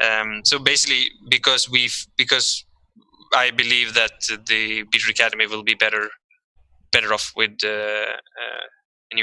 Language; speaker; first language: English; non-native, fluent; Swedish